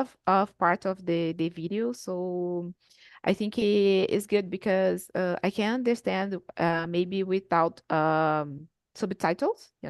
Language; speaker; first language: English; non-native, learner; Portuguese